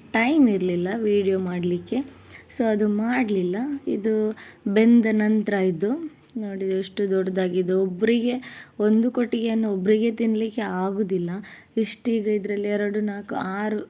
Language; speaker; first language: Kannada; non-native, local second language; Tulu